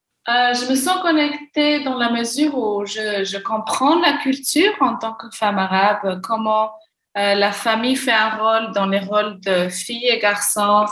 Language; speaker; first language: French; non-native, local second language; Arabic